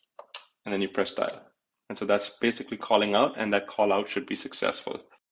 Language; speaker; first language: English; native; English